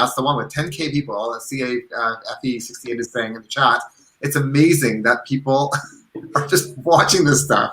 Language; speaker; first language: English; native; English